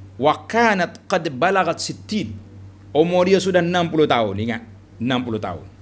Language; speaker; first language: Malay; native; Malay